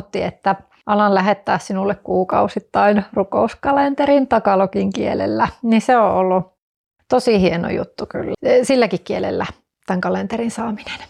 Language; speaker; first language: Finnish; native; Finnish